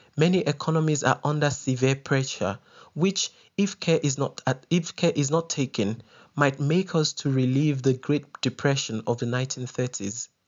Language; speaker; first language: English; non-native, local second language; Yoruba